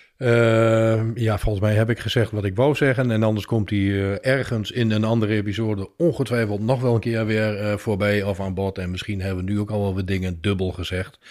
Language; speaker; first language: Dutch; native; Dutch